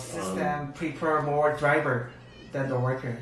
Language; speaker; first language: English; non-native, learner; Korean